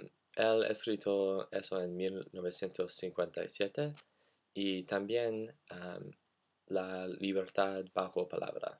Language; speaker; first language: Spanish; non-native, learner; English